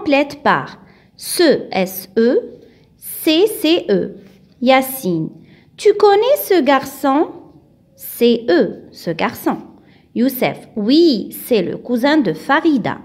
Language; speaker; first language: French; non-native, local second language; Arabic